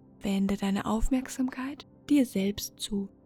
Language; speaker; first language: German; native; German